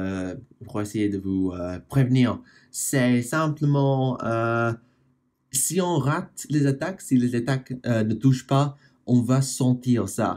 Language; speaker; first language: French; non-native, fluent; English